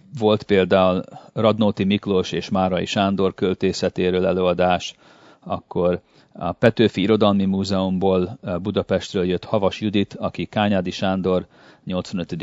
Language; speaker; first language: Hungarian; early bilingual, heritage; Hungarian